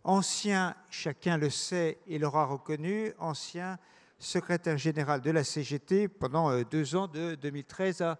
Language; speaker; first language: French; native; French